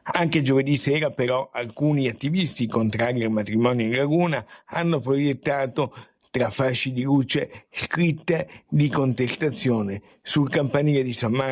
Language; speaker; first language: Italian; native; Italian